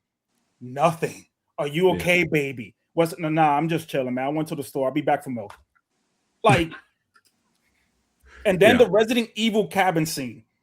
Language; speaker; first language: English; native; English